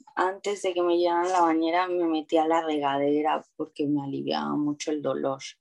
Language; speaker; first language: Spanish; native; Spanish